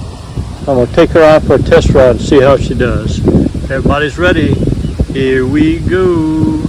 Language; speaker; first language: English; native; English